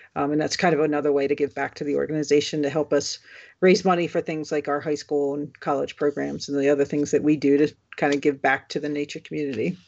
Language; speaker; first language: English; native; English